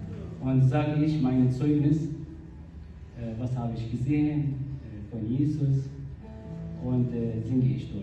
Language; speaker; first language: German; non-native, learner; Kurdish